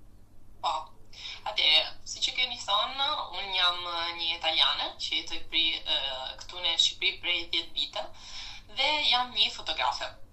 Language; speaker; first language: Albanian; non-native, fluent; Italian